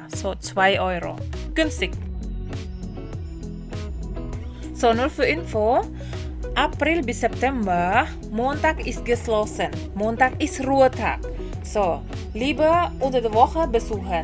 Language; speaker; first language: German; non-native, learner; Indonesian